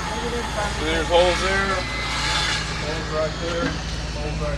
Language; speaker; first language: English; native; English